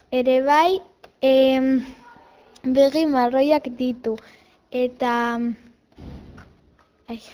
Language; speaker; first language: Basque; non-native, learner; Spanish